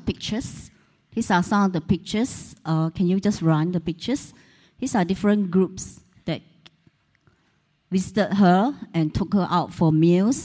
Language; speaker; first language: English; non-native, local second language; Cantonese